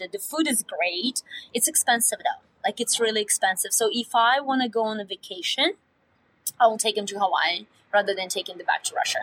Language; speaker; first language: English; non-native, fluent; Russian